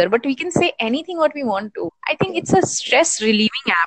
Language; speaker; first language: English; non-native, local second language; Hindi